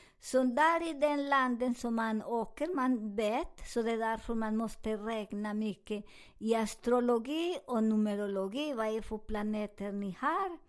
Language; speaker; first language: Swedish; non-native, learner; Spanish